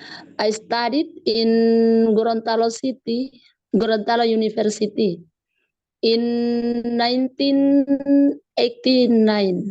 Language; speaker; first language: English; non-native, learner; Indonesian